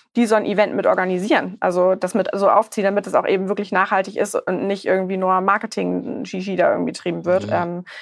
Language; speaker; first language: German; native; German